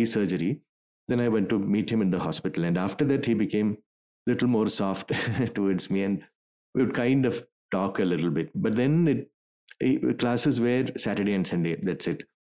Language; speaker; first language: English; non-native, local second language; Malayalam